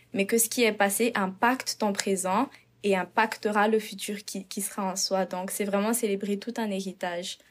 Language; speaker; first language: French; non-native, local second language; Malagasy